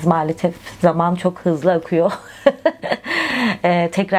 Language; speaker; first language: Turkish; native; Turkish